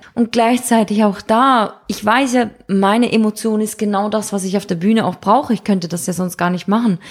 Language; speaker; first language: German; native; German